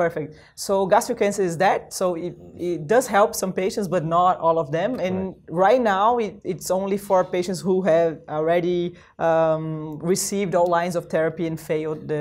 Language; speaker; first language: English; non-native, fluent; Portuguese